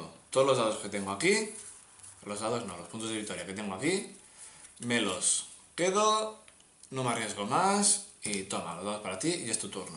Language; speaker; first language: Spanish; native; Spanish